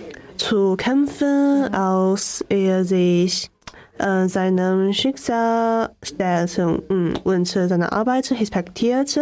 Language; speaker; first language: German; non-native, learner; Chinese